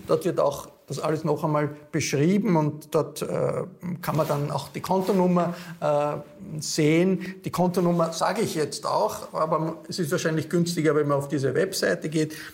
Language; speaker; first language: German; native; German